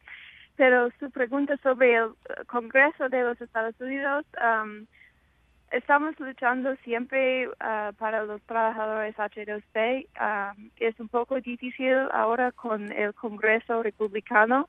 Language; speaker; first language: Spanish; non-native, fluent; English